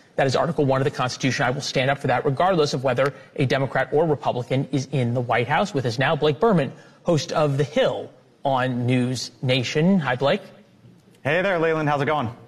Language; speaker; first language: English; native; English